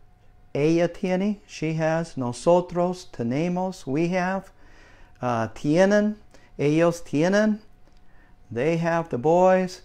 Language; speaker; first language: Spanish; non-native, learner; English